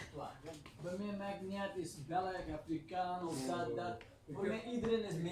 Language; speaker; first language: Dutch; non-native, learner; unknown